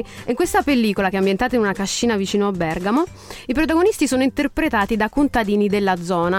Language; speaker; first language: Italian; native; Italian